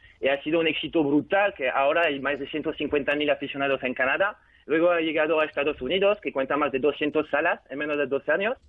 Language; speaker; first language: Spanish; non-native, fluent; French